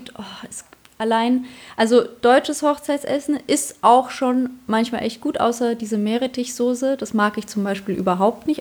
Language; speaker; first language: German; early bilingual, other home language; Polish